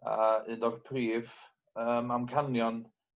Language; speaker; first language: Welsh; native; Welsh